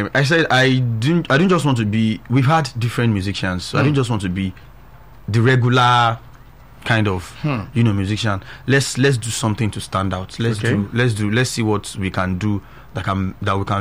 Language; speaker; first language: English; non-native, local second language; Yoruba